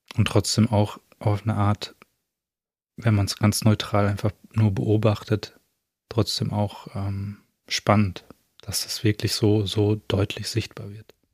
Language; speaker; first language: German; native; German